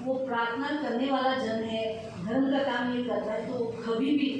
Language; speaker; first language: Hindi; non-native, local second language; Marathi